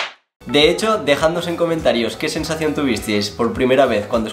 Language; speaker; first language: Spanish; native; Spanish